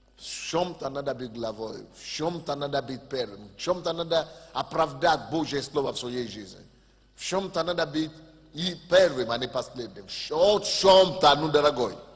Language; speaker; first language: Russian; non-native, fluent; Yoruba